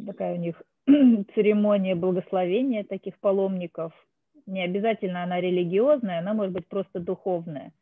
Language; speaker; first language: Russian; native; Russian